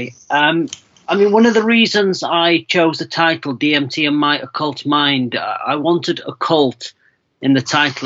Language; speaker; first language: English; native; English